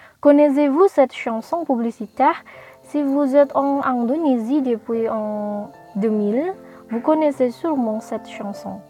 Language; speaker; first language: French; non-native, learner; Indonesian